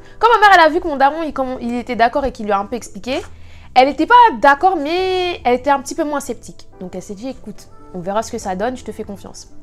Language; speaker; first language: French; native; French